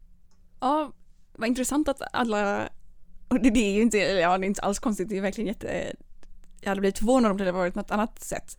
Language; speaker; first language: Swedish; native; Swedish